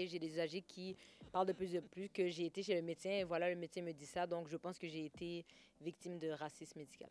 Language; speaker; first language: French; native; French